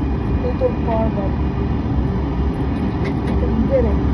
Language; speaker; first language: English; non-native, learner; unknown